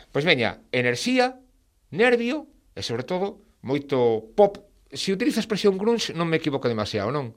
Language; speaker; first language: Galician; native; Galician